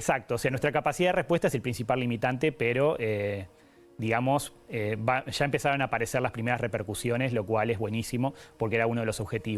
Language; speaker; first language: Spanish; native; Spanish